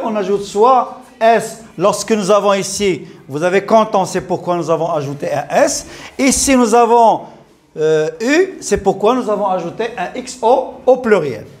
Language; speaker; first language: French; non-native, local second language; Arabic